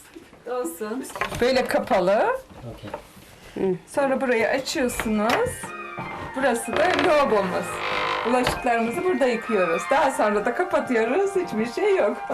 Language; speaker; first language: Turkish; native; Turkish